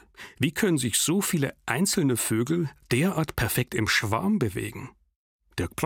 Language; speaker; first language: German; native; German